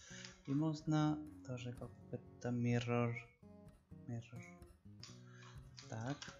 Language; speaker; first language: Russian; non-native, learner; Spanish